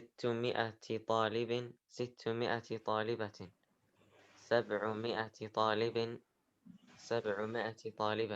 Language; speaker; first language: Arabic; non-native, learner; English